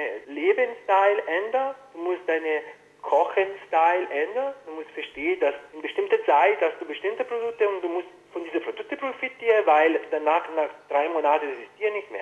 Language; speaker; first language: German; non-native, fluent; Italian